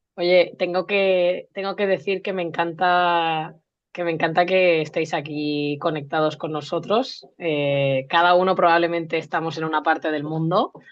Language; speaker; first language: Spanish; native; Spanish